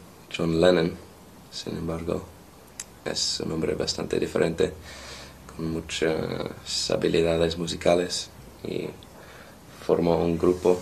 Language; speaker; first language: Spanish; non-native, fluent; English